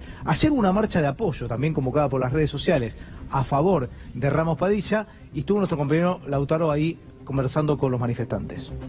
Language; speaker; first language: Spanish; native; Spanish